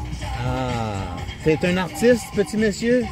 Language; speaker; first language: French; non-native, local second language; English